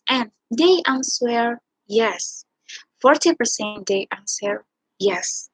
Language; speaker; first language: English; non-native, learner; Indonesian